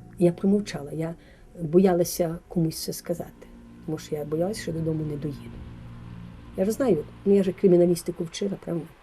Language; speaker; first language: Ukrainian; native; Ukrainian